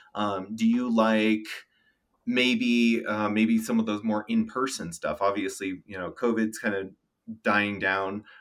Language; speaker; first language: English; native; English